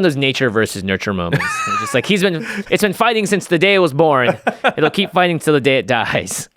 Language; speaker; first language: English; native; English